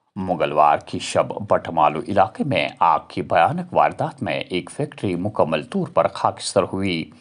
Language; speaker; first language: Urdu; non-native, local second language; Kashmiri